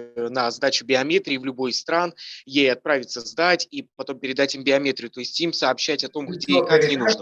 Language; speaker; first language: Russian; native; Russian